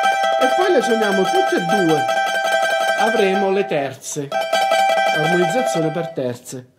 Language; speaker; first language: Italian; native; Italian